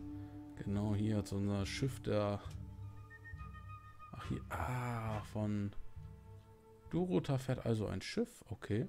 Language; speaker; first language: German; native; German